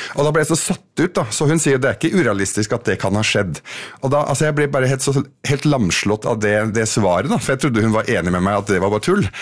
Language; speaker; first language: Norwegian; early bilingual, other home language; Arabic